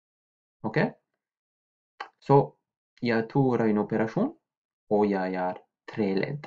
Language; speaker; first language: Norwegian; non-native, fluent; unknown